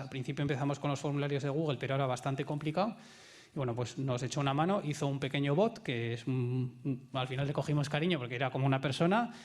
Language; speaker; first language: Spanish; native; Spanish